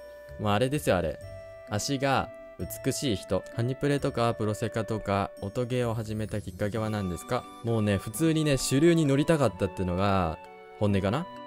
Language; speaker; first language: Japanese; native; Japanese